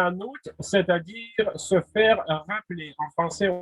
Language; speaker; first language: French; non-native, fluent; Russian